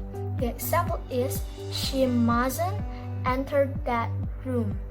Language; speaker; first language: English; non-native, learner; Indonesian